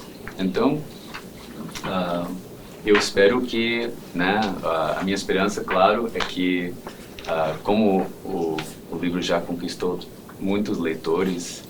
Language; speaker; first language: Portuguese; non-native, fluent; English